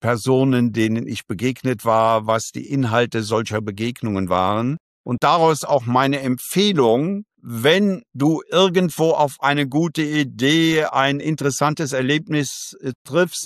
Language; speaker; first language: German; native; German